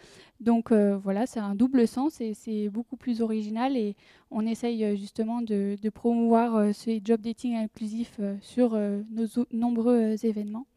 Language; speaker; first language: French; native; French